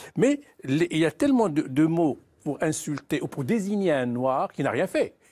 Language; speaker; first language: French; non-native, local second language; Arabic